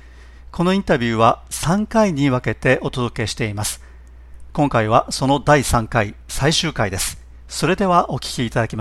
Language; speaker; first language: Japanese; native; Japanese